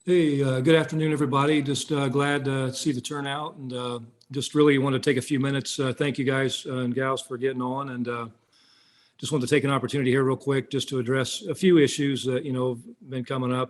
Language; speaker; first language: English; native; English